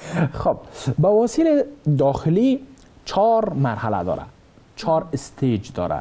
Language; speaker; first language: Persian; native; Persian